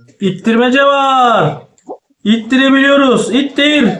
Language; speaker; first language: Turkish; native; Turkish